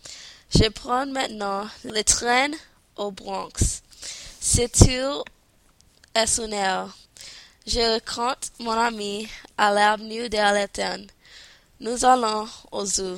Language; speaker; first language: French; non-native, learner; English